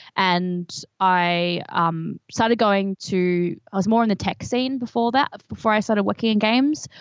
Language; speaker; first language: English; native; English